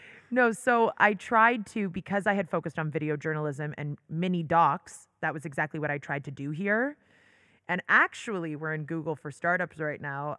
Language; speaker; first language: English; early bilingual, other home language; Hebrew